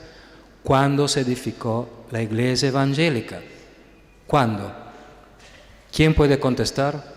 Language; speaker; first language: Spanish; non-native, fluent; Italian